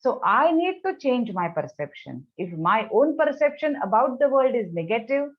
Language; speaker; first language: English; non-native, local second language; Marathi